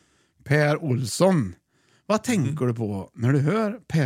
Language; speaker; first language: Swedish; native; Swedish